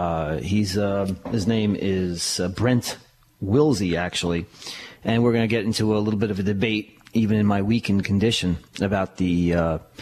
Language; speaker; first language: English; native; English